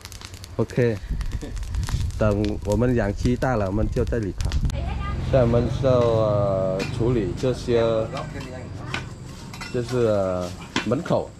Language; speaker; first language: Chinese; non-native, learner; Vietnamese